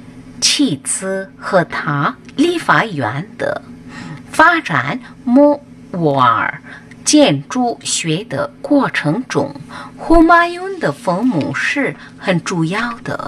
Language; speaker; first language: Chinese; non-native, fluent; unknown